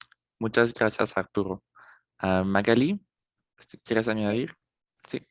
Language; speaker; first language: Spanish; non-native, fluent; French